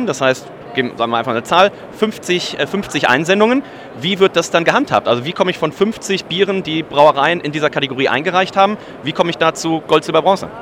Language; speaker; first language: German; native; German